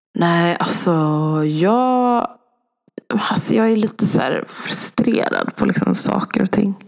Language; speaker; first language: Swedish; early bilingual, other home language; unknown